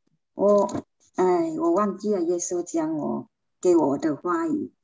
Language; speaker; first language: Chinese; non-native, learner; Indonesian